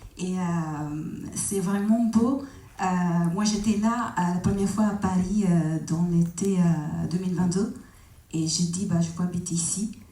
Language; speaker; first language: French; non-native, fluent; Italian